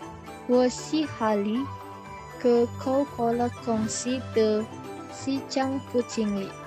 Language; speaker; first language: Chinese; non-native, learner; Indonesian